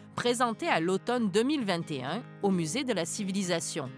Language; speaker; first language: French; native; French